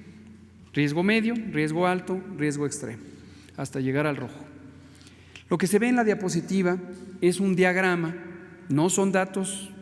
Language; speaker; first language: Spanish; native; Spanish